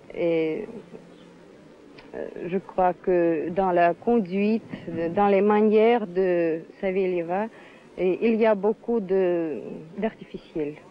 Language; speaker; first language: French; non-native, fluent; Russian